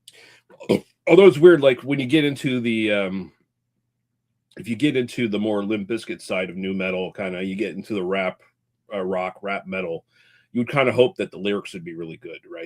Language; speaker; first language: English; native; English